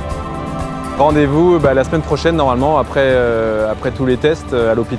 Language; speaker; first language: French; native; French